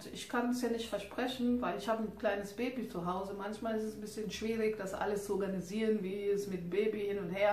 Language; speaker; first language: German; non-native, fluent; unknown